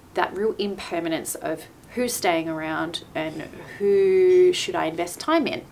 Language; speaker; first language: English; native; English